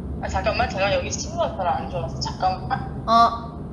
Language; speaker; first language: Korean; non-native, fluent; Chinese